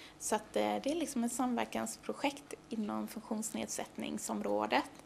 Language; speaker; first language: Swedish; native; Swedish